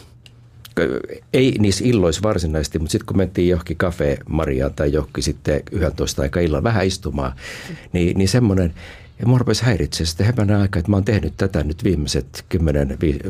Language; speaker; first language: Finnish; native; Finnish